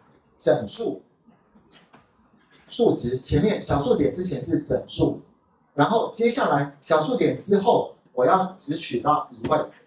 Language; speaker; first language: Chinese; native; Chinese